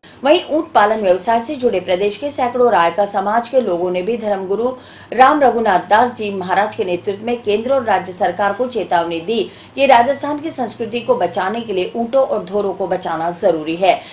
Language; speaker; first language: Hindi; native; Hindi